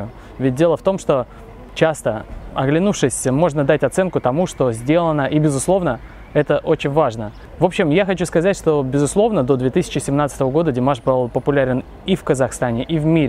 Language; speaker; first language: Russian; native; Russian